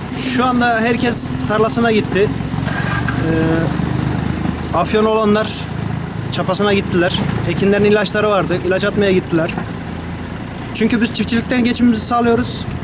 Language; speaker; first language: Turkish; native; Turkish